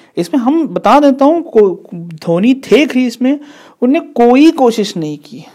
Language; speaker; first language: Hindi; non-native, local second language; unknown